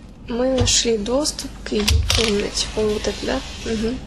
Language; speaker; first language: Russian; native; Russian